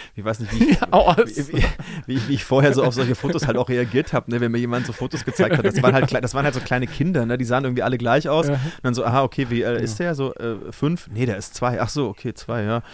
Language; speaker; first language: German; native; German